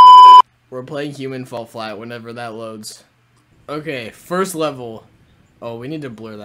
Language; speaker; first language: English; native; English